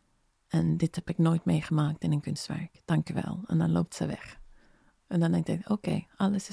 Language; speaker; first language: Dutch; non-native, fluent; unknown